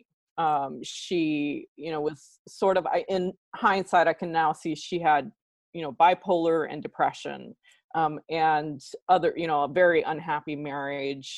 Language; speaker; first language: English; early bilingual, other home language; Pennsylvania German